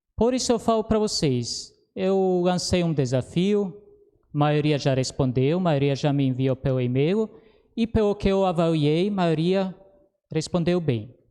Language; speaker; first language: Portuguese; non-native, fluent; Croatian